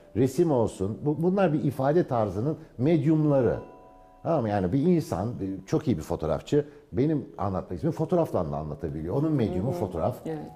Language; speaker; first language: Turkish; native; Turkish